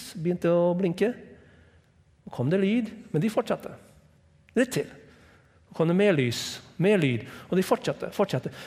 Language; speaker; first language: Norwegian; non-native, fluent; English